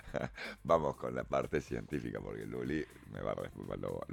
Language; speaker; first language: Spanish; native; Spanish